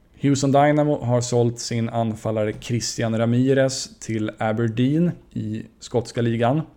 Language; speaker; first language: Swedish; native; Swedish